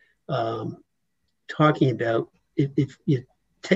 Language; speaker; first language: English; native; English